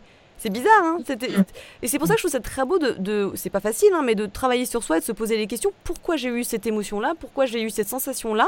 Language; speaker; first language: French; native; French